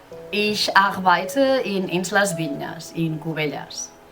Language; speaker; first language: German; non-native, fluent; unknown